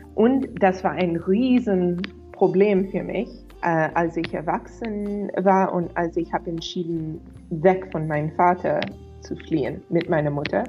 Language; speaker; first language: German; non-native, fluent; English